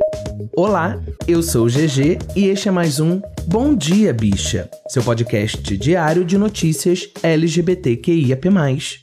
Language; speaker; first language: Portuguese; native; Portuguese